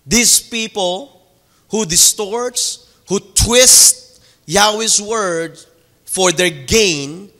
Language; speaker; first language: English; non-native, local second language; Filipino